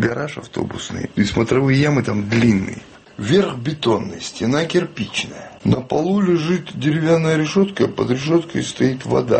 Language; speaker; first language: Russian; non-native, local second language; Chechen